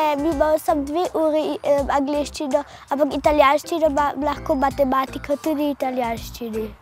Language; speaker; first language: Slovenian; non-native, local second language; German